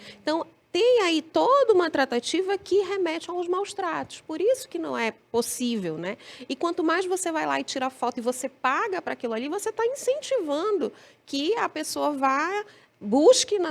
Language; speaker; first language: Portuguese; native; Portuguese